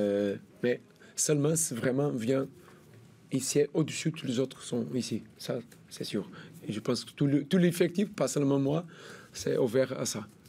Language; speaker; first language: French; non-native, learner; Portuguese